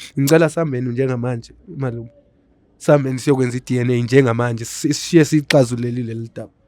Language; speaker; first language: Zulu; non-native, local second language; Xhosa